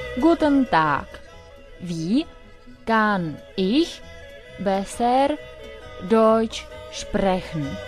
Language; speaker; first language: German; non-native, fluent; Czech